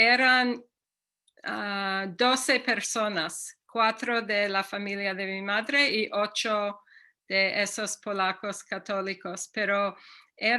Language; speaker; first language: Spanish; non-native, fluent; English